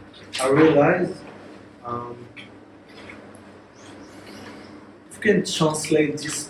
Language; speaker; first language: English; non-native, learner; French